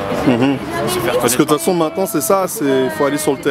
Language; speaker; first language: French; native; French